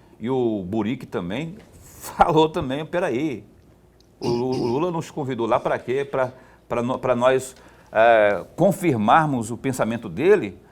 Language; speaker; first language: Portuguese; native; Portuguese